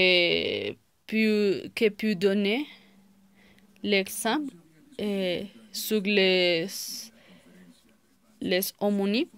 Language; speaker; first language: French; non-native, learner; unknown